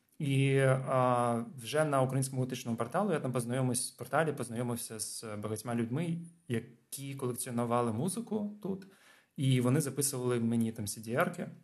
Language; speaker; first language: Ukrainian; non-native, local second language; Russian